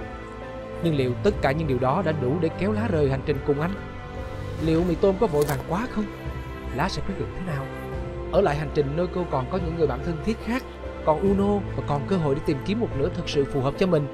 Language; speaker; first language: Vietnamese; native; Vietnamese